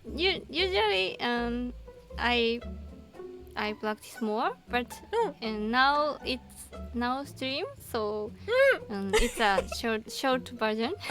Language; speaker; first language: English; non-native, learner; Japanese